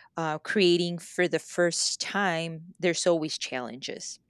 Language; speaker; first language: English; non-native, fluent; Spanish